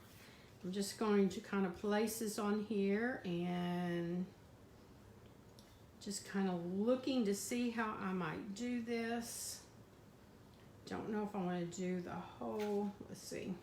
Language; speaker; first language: English; native; English